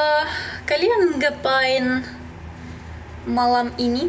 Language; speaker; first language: Indonesian; non-native, learner; Belarusian